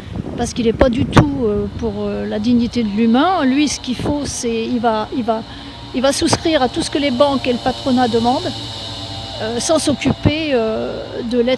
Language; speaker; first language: French; native; French